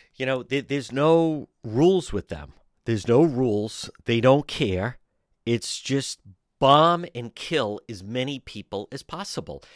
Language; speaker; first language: English; native; English